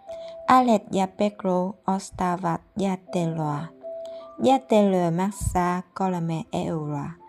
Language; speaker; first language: Finnish; non-native, learner; Vietnamese